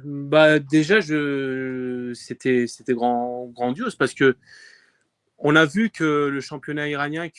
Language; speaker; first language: French; early bilingual, other home language; Persian